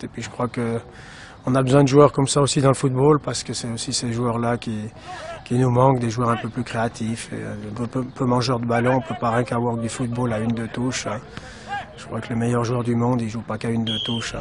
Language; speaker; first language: French; native; French